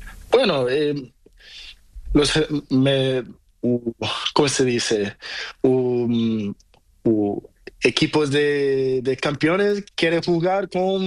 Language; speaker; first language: Spanish; non-native, learner; Portuguese